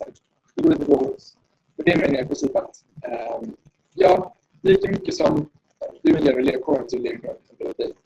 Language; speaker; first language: Swedish; native; Swedish